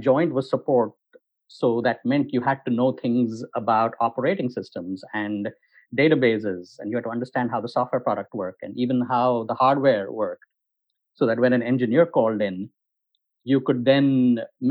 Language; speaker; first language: English; non-native, local second language; Hindi